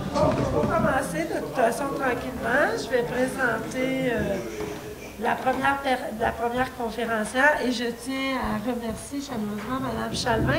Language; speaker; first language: French; native; French